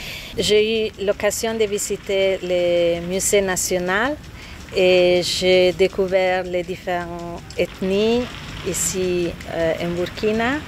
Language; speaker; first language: French; non-native, fluent; Italian